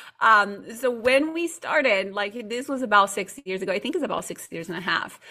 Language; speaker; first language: English; non-native, fluent; Portuguese